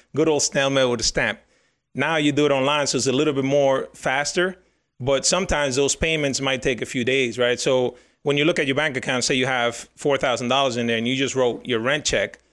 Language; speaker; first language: English; early bilingual, other home language; Spanish